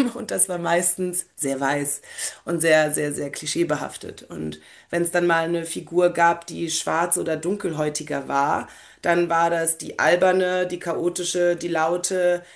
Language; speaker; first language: German; early bilingual, other home language; Polish